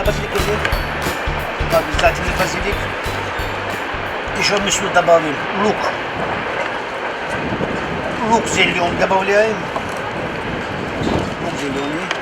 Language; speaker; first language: Russian; non-native, local second language; Tajik